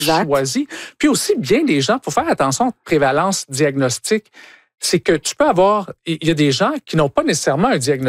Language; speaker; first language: French; native; French